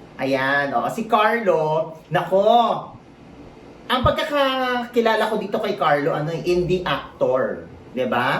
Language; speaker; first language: Filipino; native; Filipino